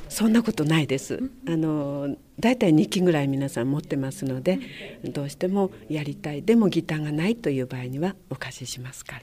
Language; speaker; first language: Japanese; native; Japanese